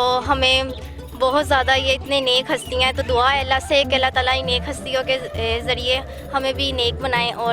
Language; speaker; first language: Hindi; non-native, local second language; Punjabi